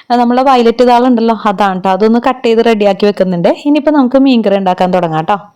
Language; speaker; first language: Malayalam; native; Malayalam